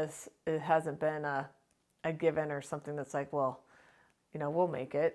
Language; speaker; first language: English; native; English